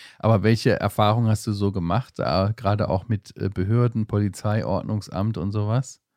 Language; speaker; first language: German; native; German